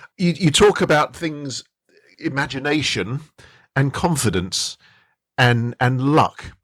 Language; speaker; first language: English; native; English